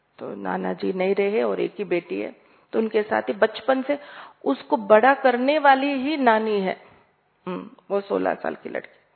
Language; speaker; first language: Hindi; native; Hindi